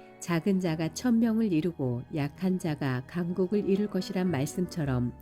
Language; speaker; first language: Korean; native; Korean